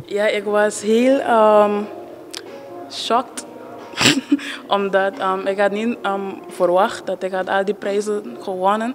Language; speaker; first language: Dutch; non-native, learner; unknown